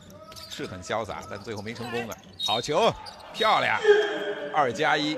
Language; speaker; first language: Chinese; native; Chinese